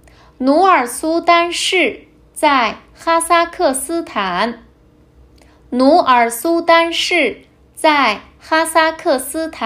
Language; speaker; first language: Chinese; non-native, fluent; Kazakh